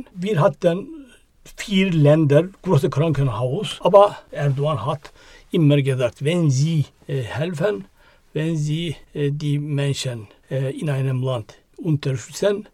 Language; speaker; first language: German; non-native, learner; Turkish